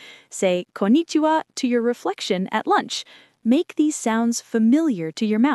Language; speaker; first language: English; native; English